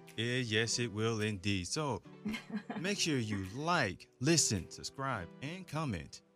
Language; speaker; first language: English; native; English